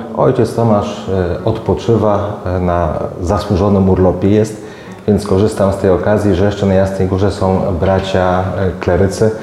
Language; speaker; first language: Polish; native; Polish